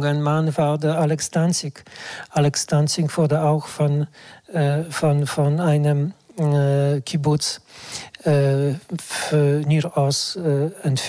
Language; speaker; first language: German; non-native, fluent; Polish